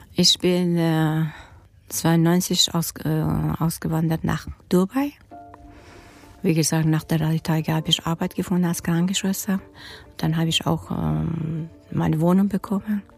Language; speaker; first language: German; non-native, learner; Persian